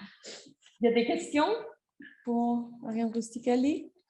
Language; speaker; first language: French; non-native, fluent; German